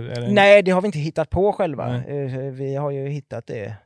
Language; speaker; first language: Swedish; native; Swedish